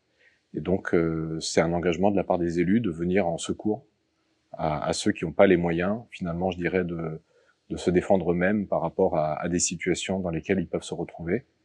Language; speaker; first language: French; native; French